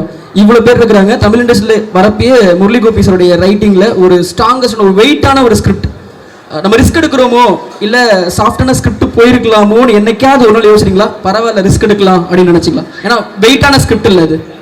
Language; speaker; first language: Tamil; native; Tamil